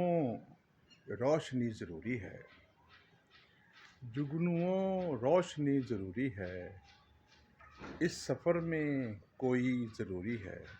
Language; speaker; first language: Urdu; native; Urdu